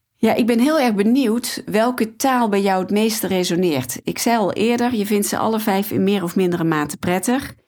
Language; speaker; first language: Dutch; native; Dutch